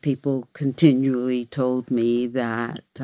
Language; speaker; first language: English; native; English